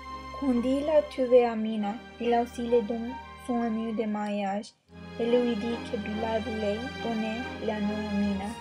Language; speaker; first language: French; non-native, learner; English